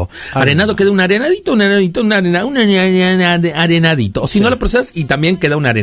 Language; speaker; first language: Spanish; native; Spanish